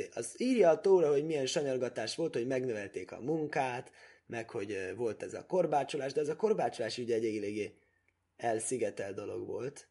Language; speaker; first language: Hungarian; early bilingual, heritage; Hungarian